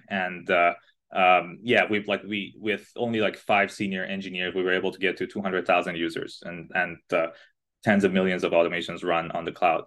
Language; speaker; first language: English; non-native, fluent; Persian